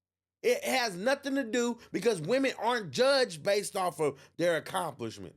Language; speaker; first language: English; native; English